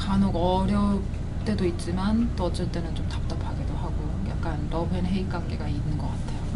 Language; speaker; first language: Korean; early bilingual, other home language; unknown